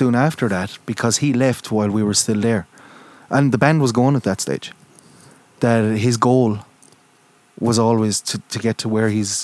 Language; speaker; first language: English; native; English